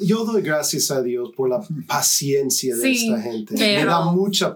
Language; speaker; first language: Spanish; non-native, fluent; English